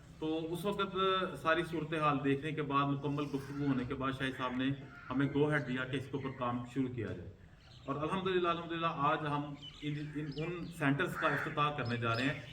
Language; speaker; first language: Urdu; native; Urdu